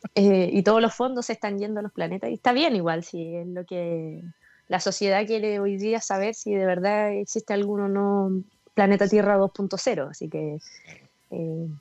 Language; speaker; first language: Spanish; native; Spanish